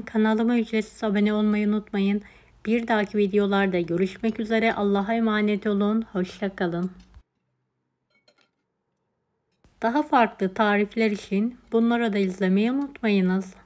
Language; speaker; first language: Turkish; native; Turkish